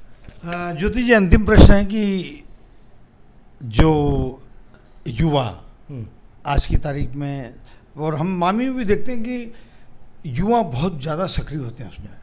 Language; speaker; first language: Hindi; native; Hindi